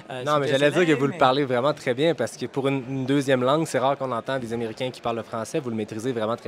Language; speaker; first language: French; native; French